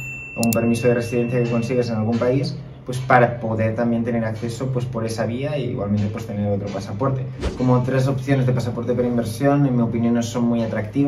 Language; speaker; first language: Spanish; native; Spanish